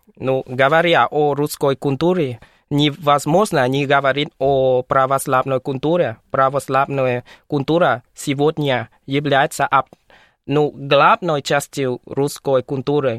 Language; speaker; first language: Russian; non-native, fluent; Vietnamese